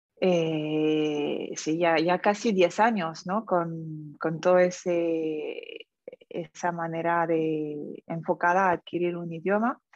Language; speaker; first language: Spanish; non-native, fluent; French